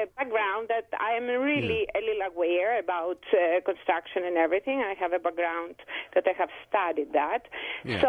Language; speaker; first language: English; non-native, fluent; Greek